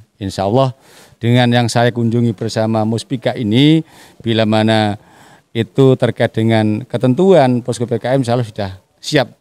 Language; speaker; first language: Indonesian; non-native, local second language; Javanese